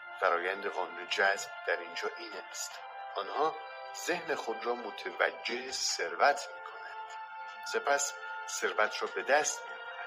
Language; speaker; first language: Persian; native; Persian